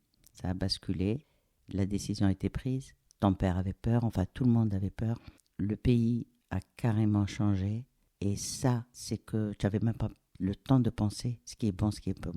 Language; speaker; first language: French; non-native, local second language; Arabic